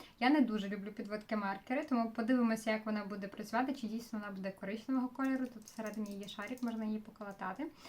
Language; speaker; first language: Ukrainian; non-native, local second language; Russian